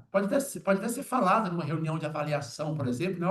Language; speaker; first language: Portuguese; native; Portuguese